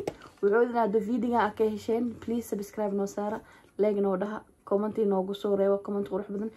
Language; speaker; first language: German; non-native, learner; Somali